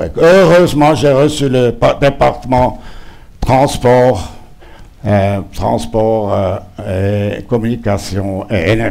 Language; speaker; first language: French; non-native, local second language; German